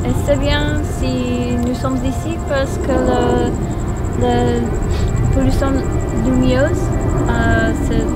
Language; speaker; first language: French; non-native, learner; English